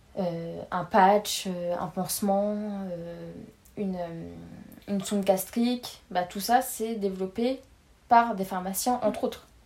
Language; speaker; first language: French; native; French